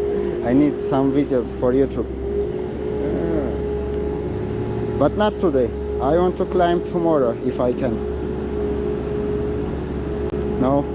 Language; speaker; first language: English; non-native, learner; Armenian